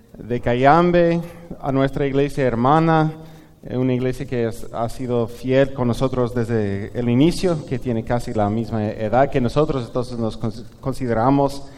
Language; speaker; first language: Spanish; non-native, fluent; English